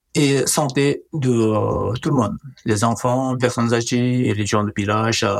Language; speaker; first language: French; non-native, learner; Nepali